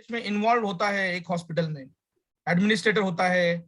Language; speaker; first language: Hindi; non-native, local second language; Marathi